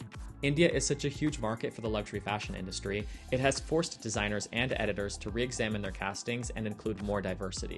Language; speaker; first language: English; native; English